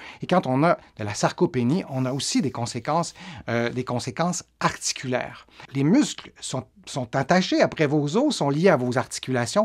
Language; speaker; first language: French; native; French